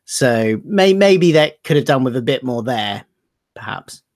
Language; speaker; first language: English; native; English